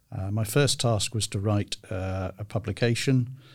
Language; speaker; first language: English; native; English